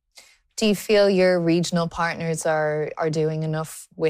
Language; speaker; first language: English; native; English